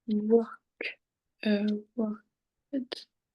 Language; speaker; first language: English; non-native, learner; French